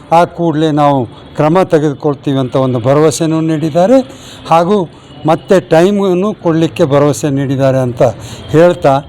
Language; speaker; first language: Kannada; non-native, local second language; Lambadi